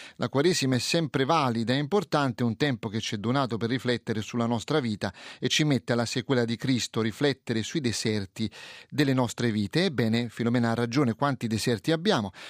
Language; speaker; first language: Italian; native; Italian